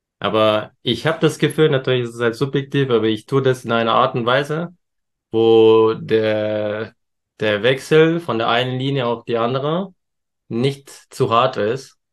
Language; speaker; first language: German; early bilingual, other home language; Turkish